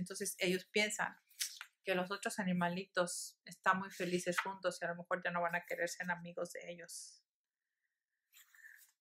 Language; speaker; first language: Spanish; early bilingual, heritage; Spanish